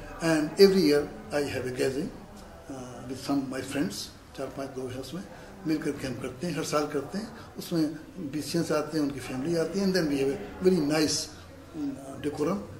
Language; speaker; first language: Urdu; native; Urdu